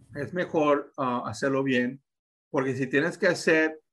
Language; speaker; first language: Spanish; early bilingual, heritage; Spanish